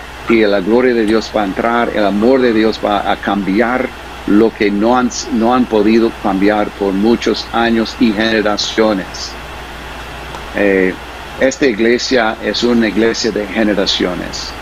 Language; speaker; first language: Spanish; non-native, fluent; English